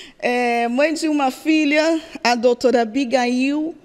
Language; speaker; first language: Portuguese; native; Portuguese